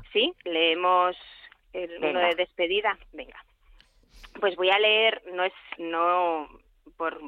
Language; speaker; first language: Spanish; native; Spanish